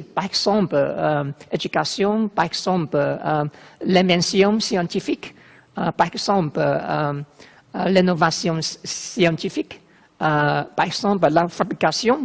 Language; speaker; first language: French; non-native, learner; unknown